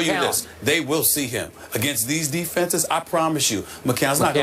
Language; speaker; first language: English; native; English